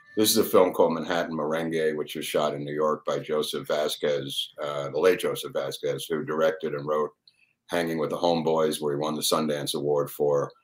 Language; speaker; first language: English; native; English